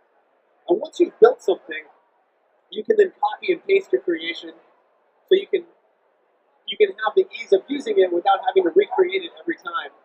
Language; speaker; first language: English; native; English